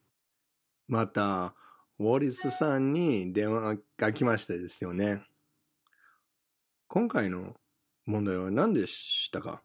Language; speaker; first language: Japanese; non-native, fluent; English